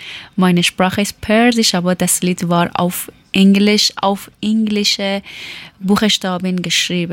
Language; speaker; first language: German; non-native, learner; Persian